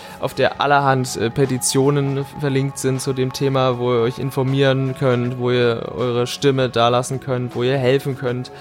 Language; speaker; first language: German; native; German